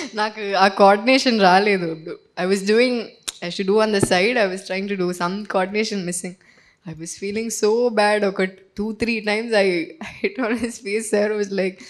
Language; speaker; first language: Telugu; non-native, fluent; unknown